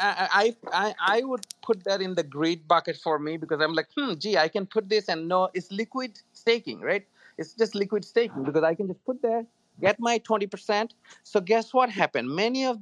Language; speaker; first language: English; non-native, local second language; Bangla